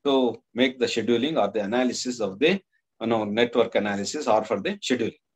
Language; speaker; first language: English; non-native, local second language; Kannada